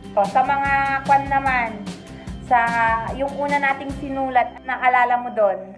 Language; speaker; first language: Filipino; native; Filipino